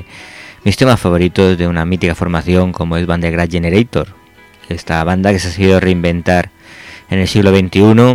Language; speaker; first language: Spanish; native; Spanish